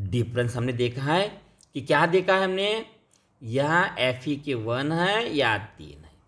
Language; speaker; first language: Hindi; non-native, local second language; Marathi